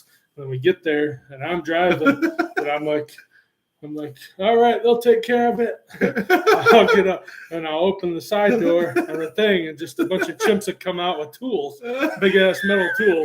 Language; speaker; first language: English; native; English